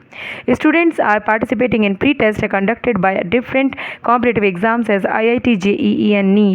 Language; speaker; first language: English; non-native, local second language; Hindi